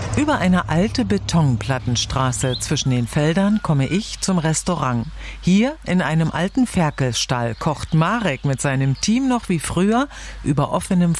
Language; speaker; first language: German; native; German